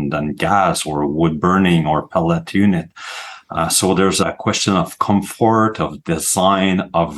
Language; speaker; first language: English; non-native, fluent; French